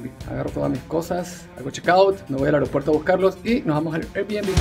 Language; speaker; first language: Spanish; native; Spanish